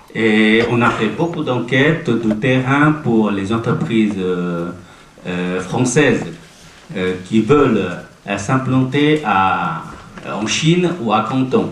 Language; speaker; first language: French; non-native, fluent; Chinese